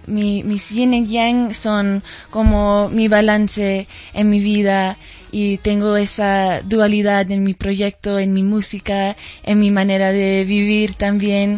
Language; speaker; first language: Spanish; early bilingual, heritage; English